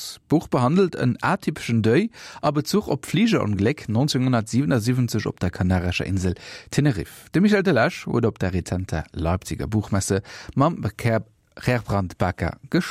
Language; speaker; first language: German; non-native, local second language; Luxembourgish